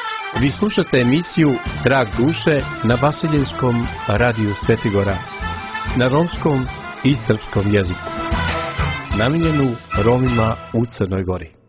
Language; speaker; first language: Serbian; non-native, local second language; Romany